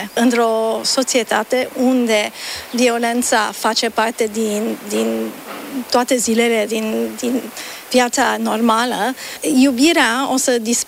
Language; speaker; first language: Romanian; early bilingual, heritage; Romanian